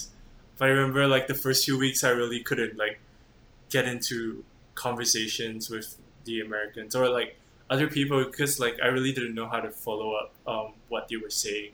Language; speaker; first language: English; native; English